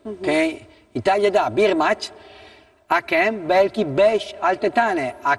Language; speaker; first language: Turkish; non-native, learner; Italian